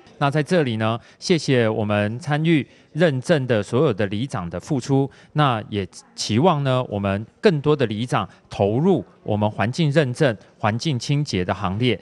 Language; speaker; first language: Chinese; native; Chinese